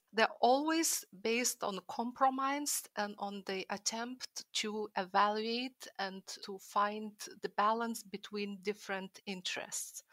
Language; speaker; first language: English; non-native, fluent; Lithuanian